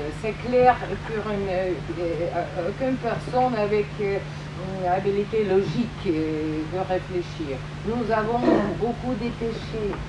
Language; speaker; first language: French; non-native, fluent; Russian